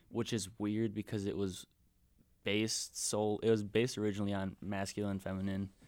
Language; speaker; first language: English; early bilingual, other home language; Spanish